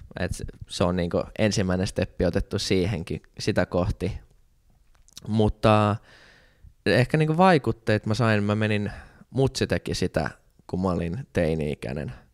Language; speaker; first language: Finnish; native; Finnish